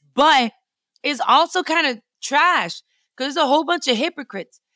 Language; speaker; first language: English; early bilingual, other home language; Spanish